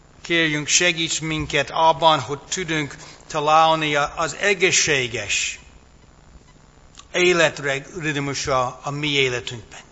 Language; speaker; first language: Hungarian; non-native, fluent; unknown